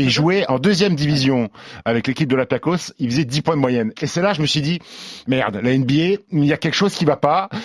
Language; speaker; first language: French; native; French